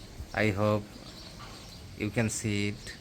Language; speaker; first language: English; non-native, learner; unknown